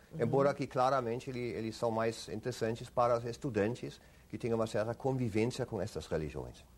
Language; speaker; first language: Portuguese; non-native, fluent; German